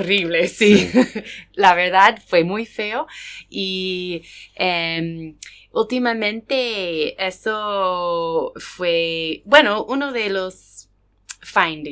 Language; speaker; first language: Spanish; non-native, fluent; English